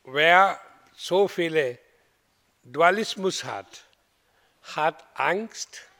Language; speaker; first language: German; non-native, learner; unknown